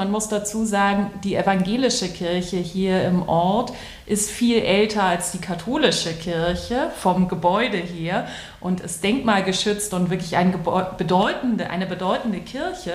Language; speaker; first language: German; native; German